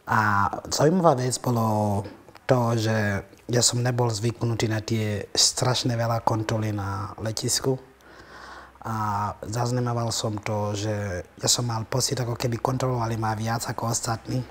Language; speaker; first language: Slovak; non-native, fluent; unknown